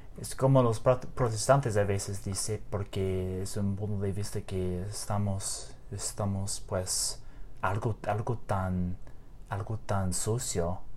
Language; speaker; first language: Spanish; non-native, learner; English